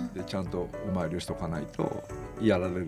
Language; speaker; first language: Japanese; native; Japanese